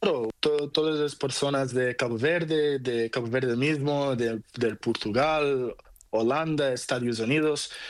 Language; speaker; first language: Spanish; non-native, learner; Portuguese